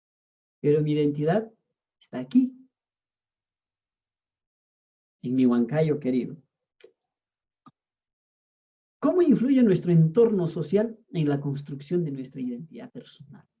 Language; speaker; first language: Spanish; native; Spanish